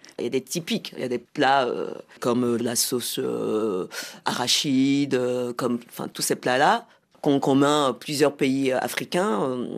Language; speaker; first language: French; native; French